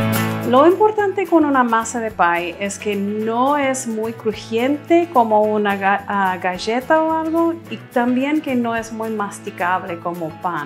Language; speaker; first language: Spanish; non-native, fluent; English